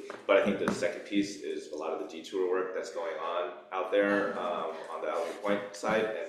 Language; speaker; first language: English; native; English